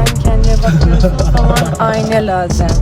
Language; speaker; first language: Turkish; non-native, learner; Persian